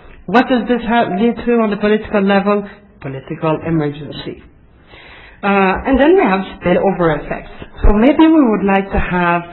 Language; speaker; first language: English; non-native, fluent; Swedish